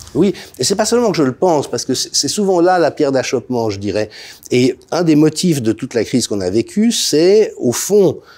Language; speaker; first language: French; native; French